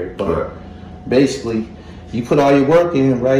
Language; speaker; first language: English; native; English